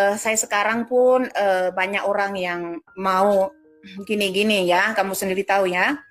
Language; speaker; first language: Indonesian; non-native, local second language; Madurese